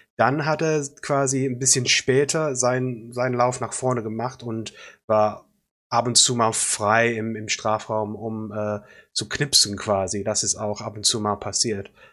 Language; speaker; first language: German; non-native, fluent; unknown